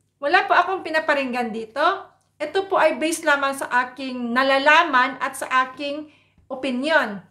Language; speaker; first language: Filipino; non-native, local second language; Cebuano